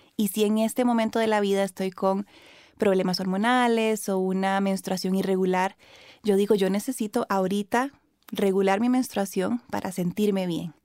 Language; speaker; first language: Spanish; native; Spanish